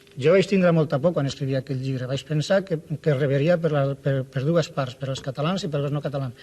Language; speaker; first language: Catalan; non-native, local second language; Spanish